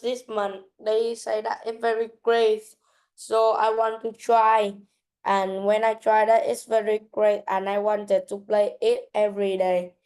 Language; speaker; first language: English; non-native, learner; Vietnamese